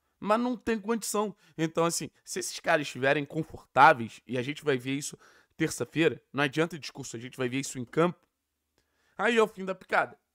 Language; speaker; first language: Portuguese; native; Portuguese